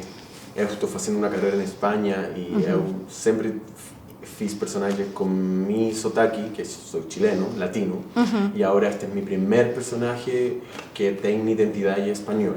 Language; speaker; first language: Portuguese; non-native, fluent; Spanish